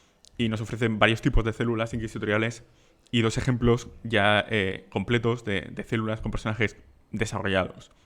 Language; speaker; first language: Spanish; native; Spanish